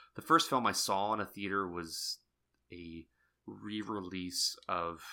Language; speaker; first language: English; native; English